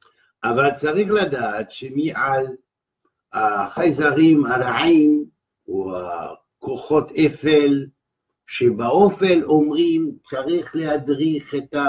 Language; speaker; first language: Hebrew; non-native, fluent; French